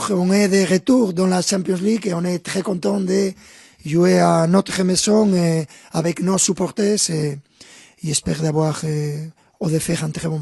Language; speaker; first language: French; non-native, fluent; Spanish